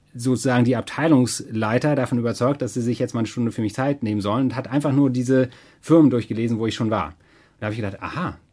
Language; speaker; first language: German; native; German